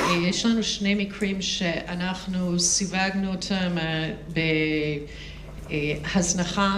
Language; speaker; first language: Hebrew; non-native, fluent; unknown